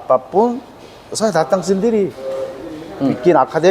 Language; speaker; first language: Indonesian; non-native, learner; Korean